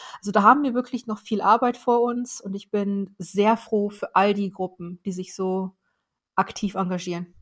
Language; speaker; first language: German; early bilingual, other home language; Persian